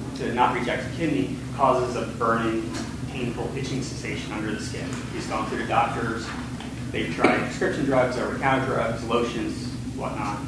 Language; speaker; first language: English; native; English